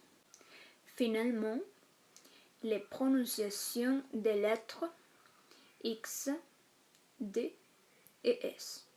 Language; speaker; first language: French; non-native, fluent; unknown